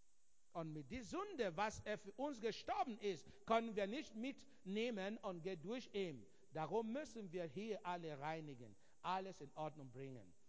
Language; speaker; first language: German; non-native, fluent; Igbo